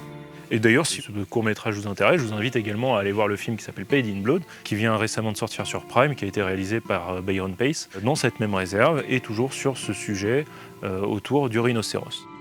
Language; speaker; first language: French; native; French